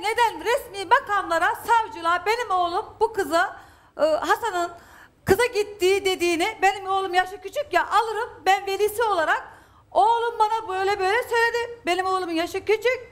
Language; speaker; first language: Turkish; native; Turkish